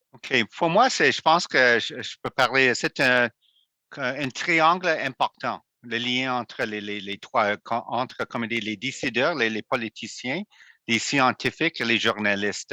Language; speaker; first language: French; non-native, local second language; English